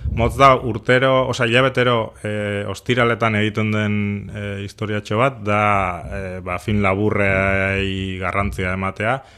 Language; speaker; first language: Basque; native; Basque